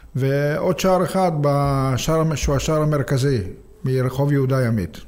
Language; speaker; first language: Hebrew; native; Hebrew